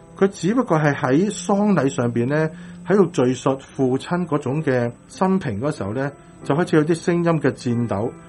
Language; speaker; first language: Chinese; non-native, local second language; Cantonese